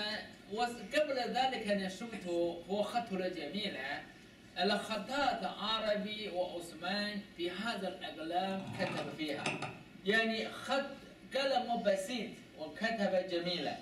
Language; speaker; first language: Arabic; non-native, learner; Chinese